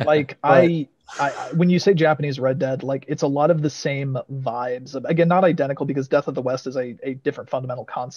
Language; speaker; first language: English; native; English